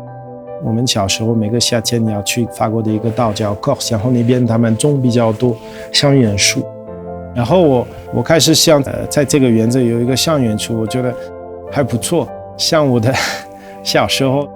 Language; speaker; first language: Chinese; non-native, fluent; French